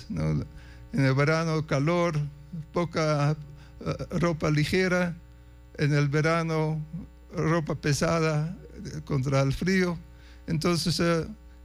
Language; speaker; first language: Spanish; non-native, fluent; Dutch